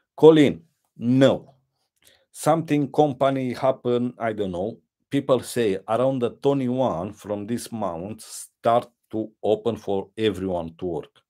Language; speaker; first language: English; non-native, learner; Romanian